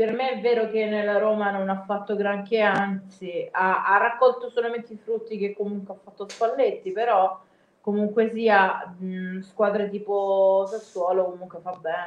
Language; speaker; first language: Italian; native; Italian